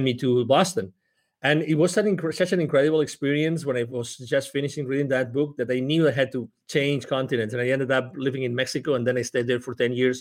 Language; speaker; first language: English; non-native, fluent; Spanish